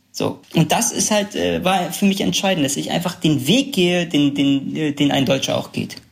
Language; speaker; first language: German; early bilingual, other home language; Kurdish